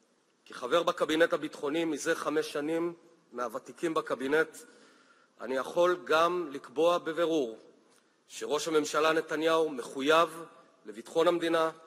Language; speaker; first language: Hebrew; native; Hebrew